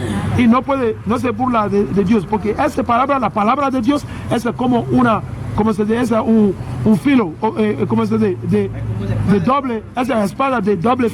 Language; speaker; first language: Spanish; non-native, learner; English